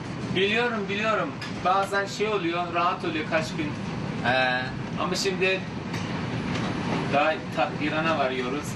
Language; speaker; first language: Turkish; non-native, learner; German